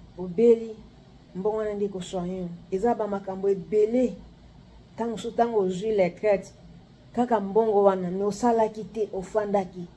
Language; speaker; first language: Lingala; native; Lingala